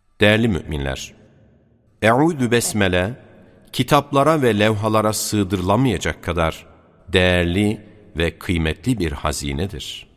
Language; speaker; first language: Turkish; native; Turkish